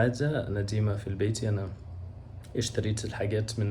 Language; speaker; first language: Arabic; non-native, learner; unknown